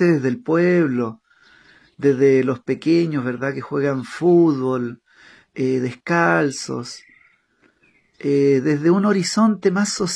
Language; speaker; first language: Spanish; native; Spanish